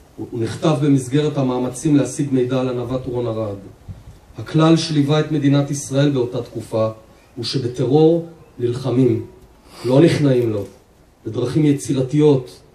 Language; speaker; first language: Hebrew; native; Hebrew